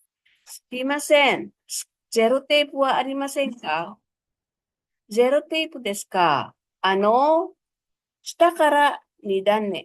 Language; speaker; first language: Japanese; non-native, fluent; Filipino